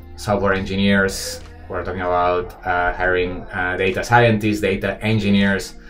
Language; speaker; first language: English; non-native, fluent; Spanish